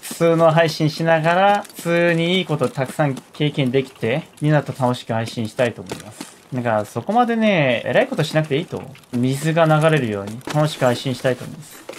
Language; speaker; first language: Japanese; non-native, fluent; Korean